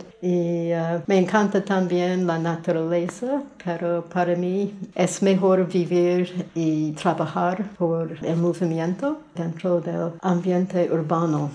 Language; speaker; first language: Spanish; non-native, fluent; English